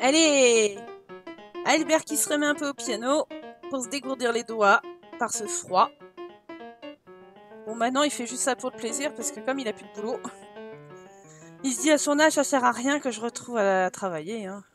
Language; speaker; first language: French; native; French